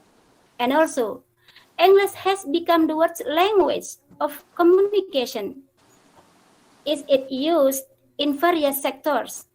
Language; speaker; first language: English; non-native, fluent; Indonesian